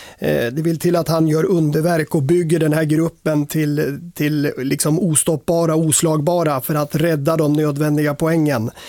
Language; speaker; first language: Swedish; native; Swedish